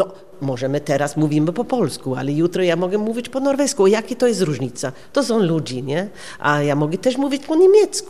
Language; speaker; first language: Polish; non-native, learner; Norwegian